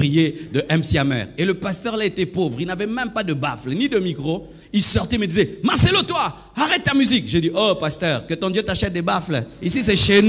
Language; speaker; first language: French; non-native, local second language; Swahili